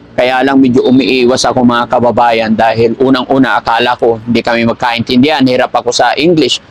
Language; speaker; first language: Filipino; native; Filipino